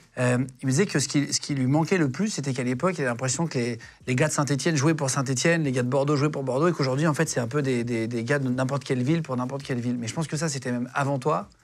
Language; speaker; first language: French; native; French